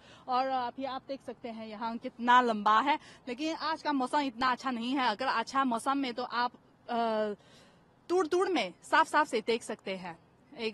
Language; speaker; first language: Hindi; non-native, fluent; Chinese